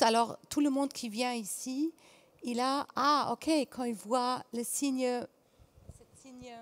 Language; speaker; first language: French; non-native, fluent; German